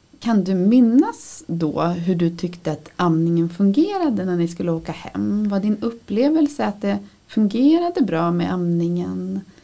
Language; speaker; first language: Swedish; native; Swedish